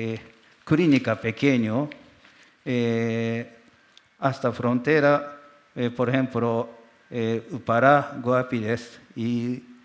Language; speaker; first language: Spanish; non-native, learner; Japanese